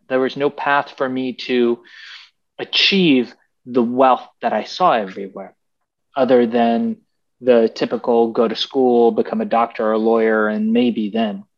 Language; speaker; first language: English; early bilingual, other home language; Persian